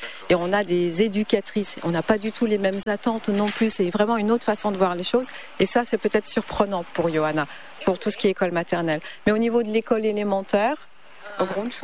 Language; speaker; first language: French; native; French